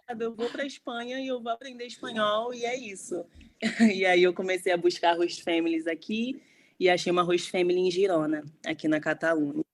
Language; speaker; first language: Portuguese; native; Portuguese